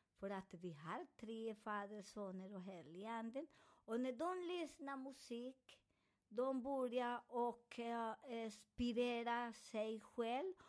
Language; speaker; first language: Swedish; non-native, fluent; Spanish